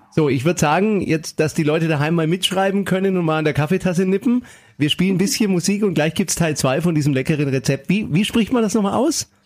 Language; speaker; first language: German; native; German